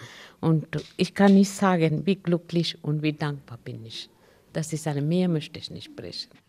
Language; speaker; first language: German; non-native, learner; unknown